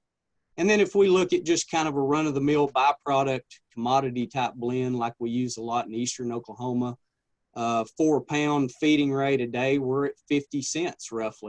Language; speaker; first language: English; native; English